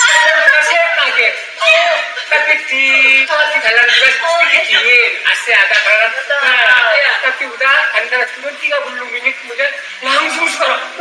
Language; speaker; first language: Indonesian; non-native, learner; Korean